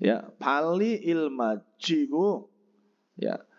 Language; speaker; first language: Korean; non-native, fluent; Indonesian